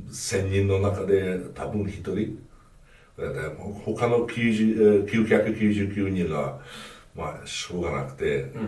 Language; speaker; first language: Japanese; non-native, fluent; Hungarian